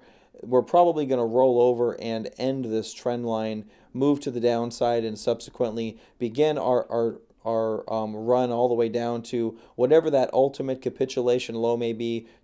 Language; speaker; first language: English; native; English